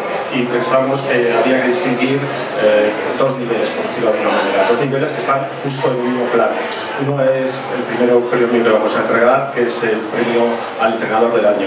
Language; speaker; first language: Spanish; native; Spanish